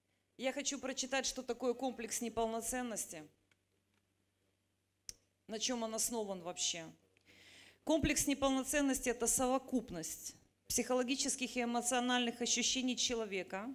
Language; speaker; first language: Russian; native; Russian